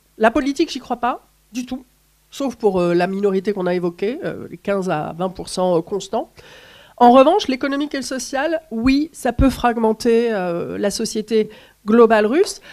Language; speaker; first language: French; native; French